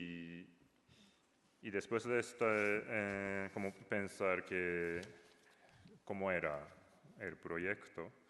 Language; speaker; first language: Spanish; non-native, learner; Japanese